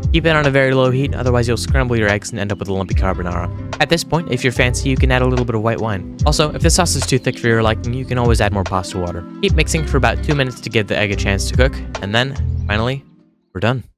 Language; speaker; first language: English; native; English